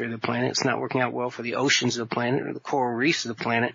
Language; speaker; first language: English; native; English